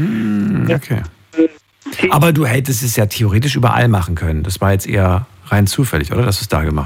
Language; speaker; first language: German; native; German